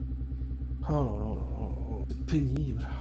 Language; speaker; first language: French; native; French